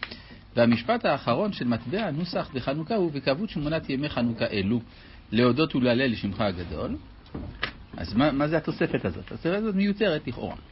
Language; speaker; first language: Hebrew; native; Hebrew